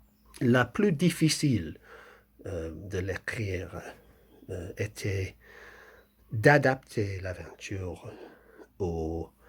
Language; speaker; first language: French; non-native, fluent; English